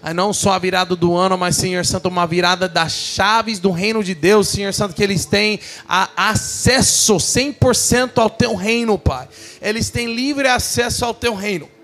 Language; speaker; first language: Portuguese; non-native, fluent; English